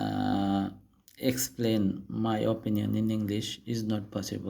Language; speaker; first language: English; non-native, learner; Bangla